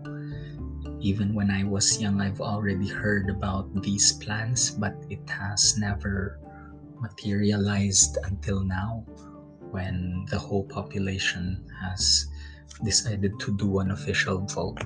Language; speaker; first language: English; non-native, local second language; Filipino